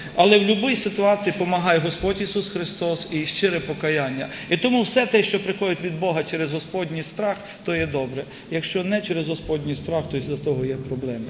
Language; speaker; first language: Ukrainian; native; Ukrainian